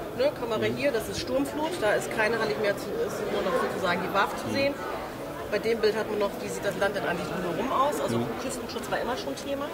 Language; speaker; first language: German; native; German